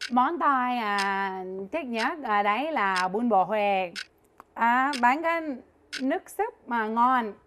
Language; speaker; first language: Vietnamese; non-native, learner; English